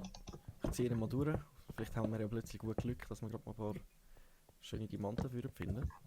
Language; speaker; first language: German; native; German